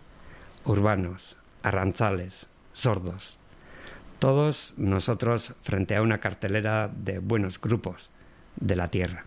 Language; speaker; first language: Spanish; non-native, local second language; Basque